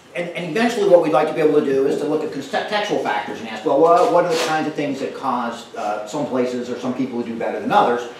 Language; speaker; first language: English; native; English